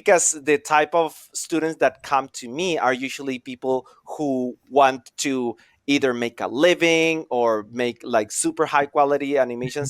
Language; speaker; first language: English; non-native, fluent; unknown